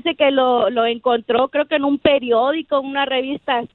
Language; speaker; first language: Spanish; native; Spanish